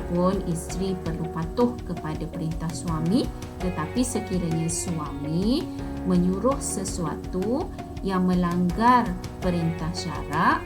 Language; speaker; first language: Malay; native; Malay